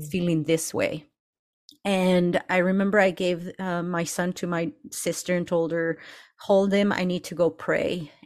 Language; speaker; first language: English; early bilingual, other home language; Spanish